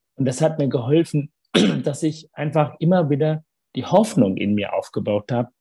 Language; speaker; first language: German; early bilingual, other home language; Tamil